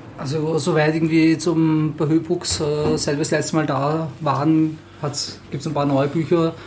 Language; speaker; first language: German; native; German